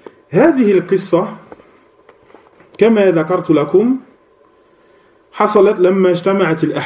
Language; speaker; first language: Arabic; non-native, fluent; French